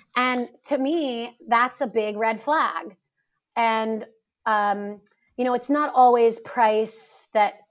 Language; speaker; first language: English; native; English